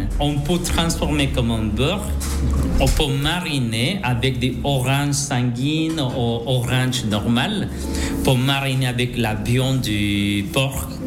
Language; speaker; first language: French; non-native, fluent; Spanish